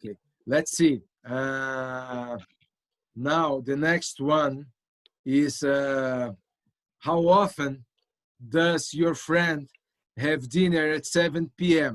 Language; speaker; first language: English; non-native, local second language; Portuguese